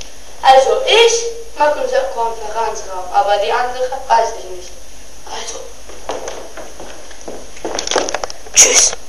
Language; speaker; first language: German; non-native, learner; Turkish